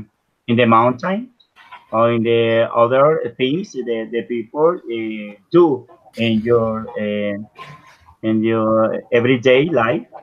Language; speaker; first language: English; non-native, learner; Spanish